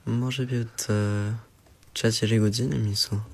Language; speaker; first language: Bulgarian; early bilingual, heritage; Bulgarian